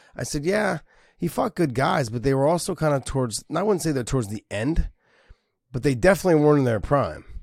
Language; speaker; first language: English; native; English